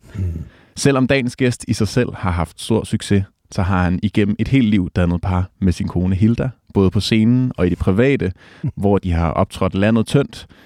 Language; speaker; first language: Danish; native; Danish